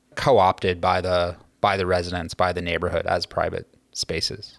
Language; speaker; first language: English; native; English